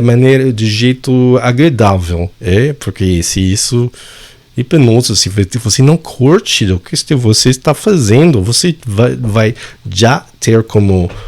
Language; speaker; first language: Portuguese; non-native, fluent; English